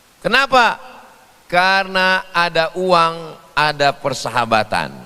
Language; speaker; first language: Indonesian; native; Indonesian